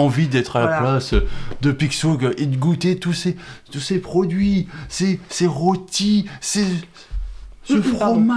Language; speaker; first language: French; native; French